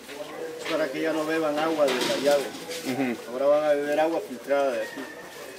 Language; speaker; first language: Spanish; native; Spanish